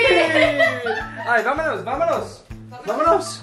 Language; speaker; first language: Spanish; non-native, learner; English